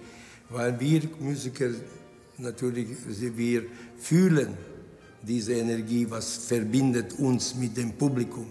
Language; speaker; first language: German; non-native, fluent; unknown